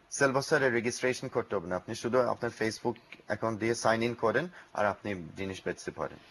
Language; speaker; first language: Bangla; non-native, learner; English